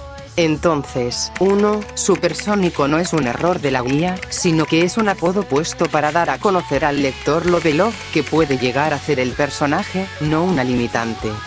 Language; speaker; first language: Spanish; native; Spanish